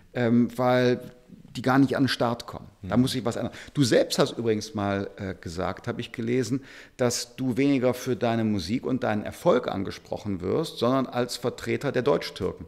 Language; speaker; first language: German; native; German